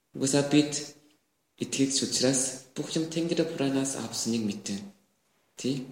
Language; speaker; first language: Mongolian; non-native, learner; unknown